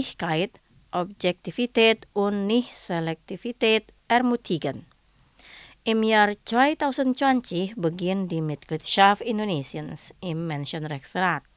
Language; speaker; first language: German; non-native, fluent; Indonesian